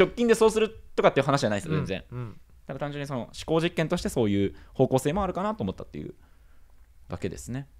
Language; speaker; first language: Japanese; native; Japanese